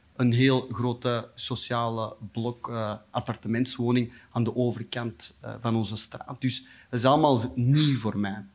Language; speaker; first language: Dutch; non-native, local second language; Turkish